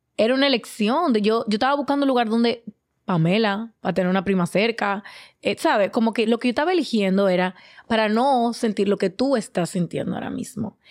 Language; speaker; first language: Spanish; native; Spanish